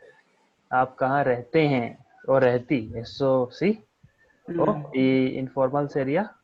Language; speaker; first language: Spanish; non-native, fluent; Hindi